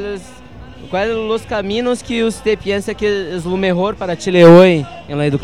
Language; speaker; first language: Spanish; non-native, learner; Portuguese